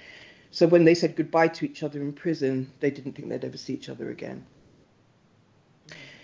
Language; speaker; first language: English; native; English